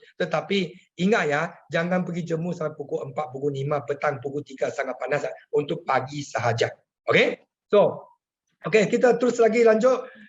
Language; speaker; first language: Malay; non-native, local second language; Chinese